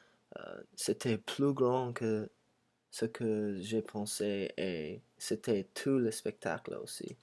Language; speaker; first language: French; non-native, learner; English